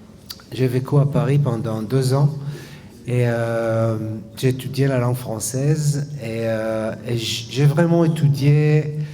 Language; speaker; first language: French; non-native, fluent; Hebrew